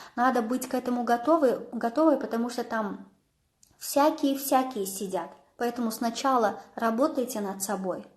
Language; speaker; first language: Russian; non-native, local second language; Kazakh